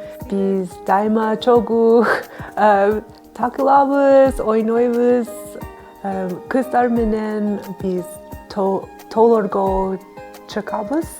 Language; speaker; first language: Kyrgyz; non-native, learner; English